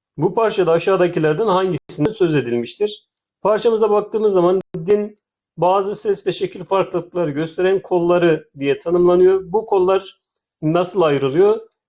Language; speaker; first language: Turkish; native; Turkish